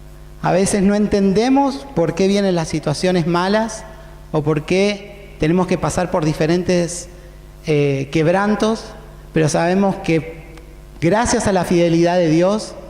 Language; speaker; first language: Spanish; native; Spanish